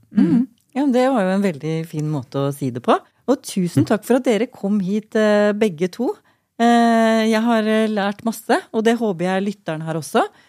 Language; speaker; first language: Norwegian; native; Norwegian